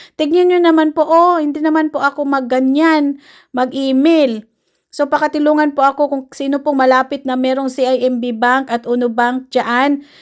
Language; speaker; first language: Filipino; non-native, local second language; Cebuano